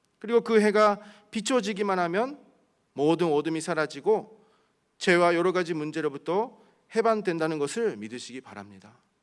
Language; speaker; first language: Korean; early bilingual, heritage; Korean